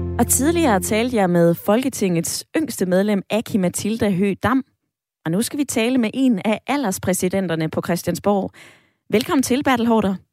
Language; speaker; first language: Danish; native; Danish